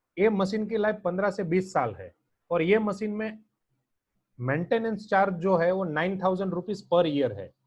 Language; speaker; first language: Hindi; non-native, local second language; Gujarati